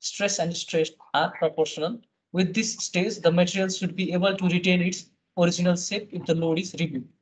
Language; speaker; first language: English; non-native, local second language; Nepali